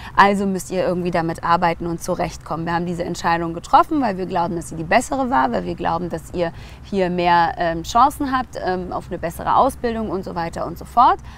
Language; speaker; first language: German; early bilingual, other home language; Tigrinya